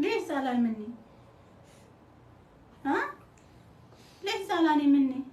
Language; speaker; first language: Arabic; non-native, fluent; Amharic